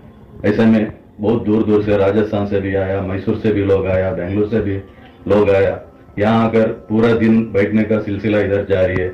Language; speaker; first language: Hindi; non-native, local second language; Malayalam